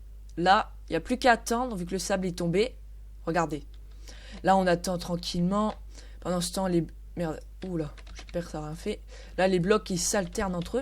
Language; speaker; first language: French; native; French